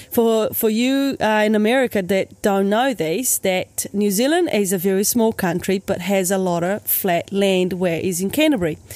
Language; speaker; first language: English; native; English